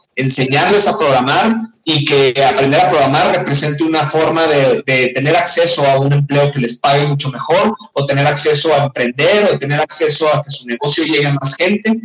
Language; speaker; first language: Spanish; native; Spanish